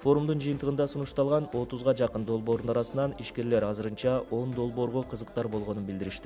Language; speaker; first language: Kyrgyz; native; Kyrgyz